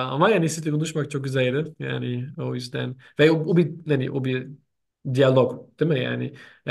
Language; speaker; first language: Turkish; non-native, learner; German